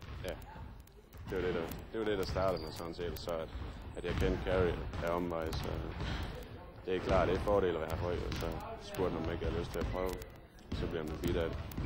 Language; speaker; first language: Danish; native; Danish